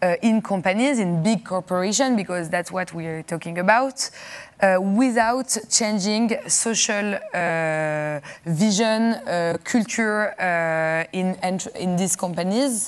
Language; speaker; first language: English; non-native, fluent; French